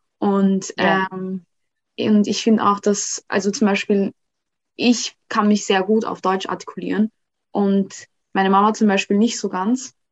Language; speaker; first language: German; early bilingual, other home language; Somali